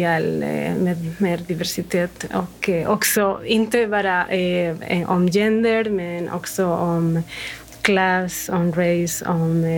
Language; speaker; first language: Swedish; non-native, fluent; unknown